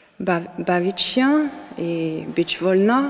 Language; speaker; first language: Polish; non-native, learner; French